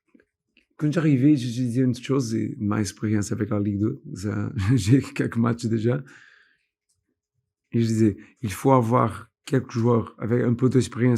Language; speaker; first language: French; non-native, fluent; Portuguese